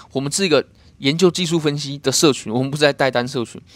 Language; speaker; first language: Chinese; native; Chinese